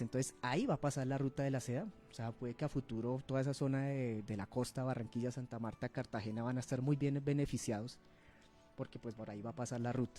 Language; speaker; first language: Spanish; native; Spanish